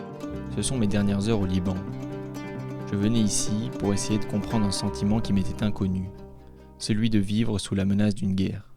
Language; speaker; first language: French; native; French